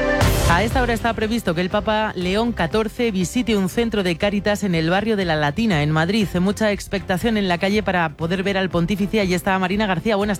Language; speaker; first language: Spanish; native; Spanish